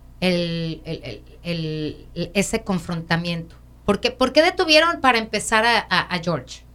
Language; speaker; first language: Spanish; native; Spanish